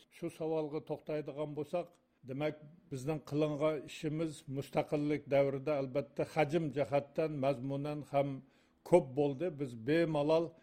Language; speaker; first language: Uzbek; non-native, local second language; Uyghur